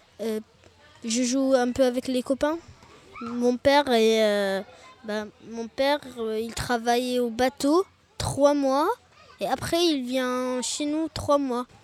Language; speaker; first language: French; non-native, local second language; Arabic